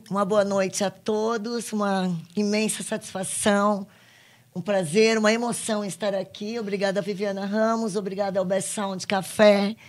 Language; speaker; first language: Portuguese; native; Portuguese